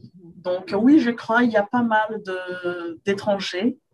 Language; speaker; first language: French; non-native, fluent; Portuguese